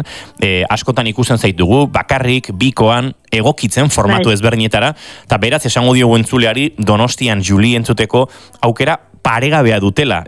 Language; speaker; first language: Basque; native; Basque